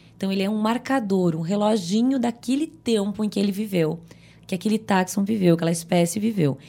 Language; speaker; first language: Portuguese; native; Portuguese